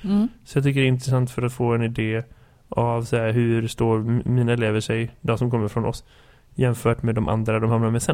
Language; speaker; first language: Swedish; native; Swedish